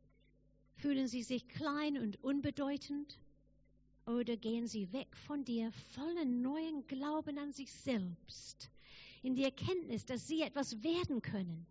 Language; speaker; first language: German; non-native, fluent; English